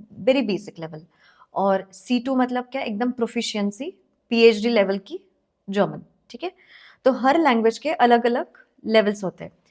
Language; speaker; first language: Hindi; non-native, local second language; Marathi